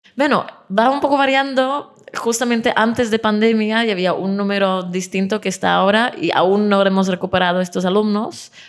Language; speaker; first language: Spanish; non-native, fluent; Czech